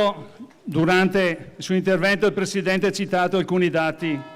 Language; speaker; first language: Italian; native; Italian